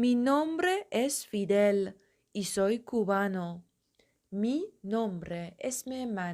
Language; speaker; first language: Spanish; non-native, fluent; Persian